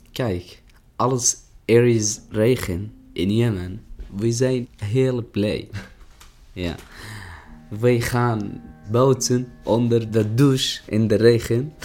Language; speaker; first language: Dutch; non-native, learner; Arabic